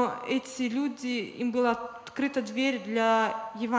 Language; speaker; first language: Polish; non-native, learner; Russian